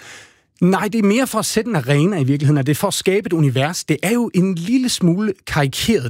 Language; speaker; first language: Danish; native; Danish